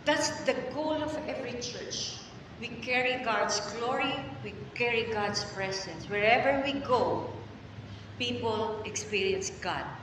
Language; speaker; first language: English; non-native, local second language; Filipino